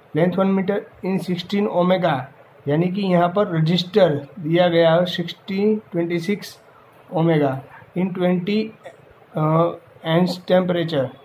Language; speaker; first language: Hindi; non-native, local second language; Gujarati